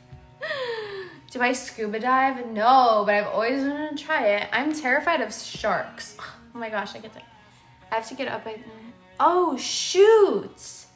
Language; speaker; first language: English; native; English